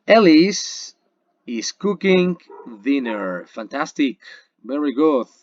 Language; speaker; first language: English; non-native, fluent; Spanish